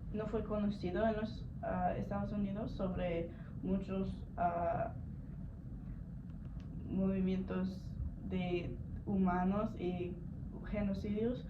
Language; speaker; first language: Spanish; non-native, learner; English